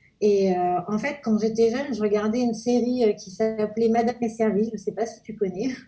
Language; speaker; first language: French; native; French